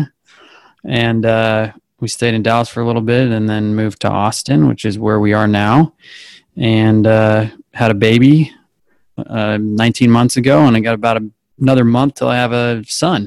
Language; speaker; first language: English; native; English